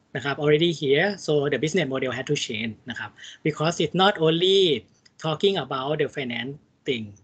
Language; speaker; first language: English; non-native, fluent; Thai